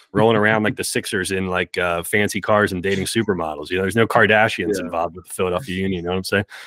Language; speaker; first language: English; native; English